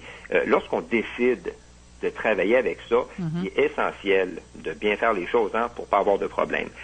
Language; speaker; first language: French; native; French